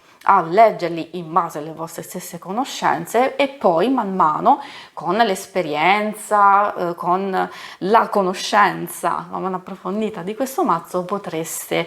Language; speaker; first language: Italian; native; Italian